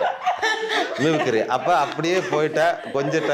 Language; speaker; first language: Tamil; non-native, learner; Malayalam